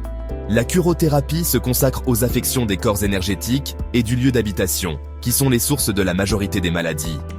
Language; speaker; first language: French; native; French